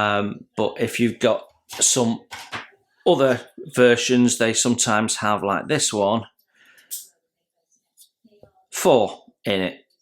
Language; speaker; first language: English; native; English